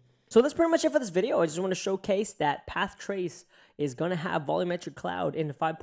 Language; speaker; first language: English; native; English